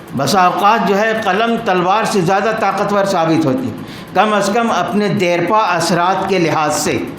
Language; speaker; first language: Urdu; native; Urdu